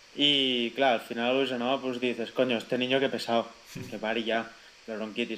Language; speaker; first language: Spanish; non-native, local second language; Catalan